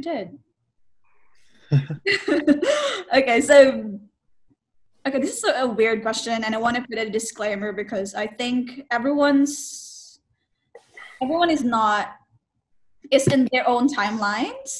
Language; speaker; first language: English; non-native, local second language; Cebuano